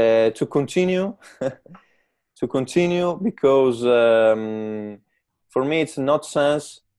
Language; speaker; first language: English; non-native, learner; Italian